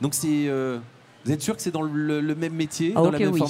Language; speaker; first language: French; native; French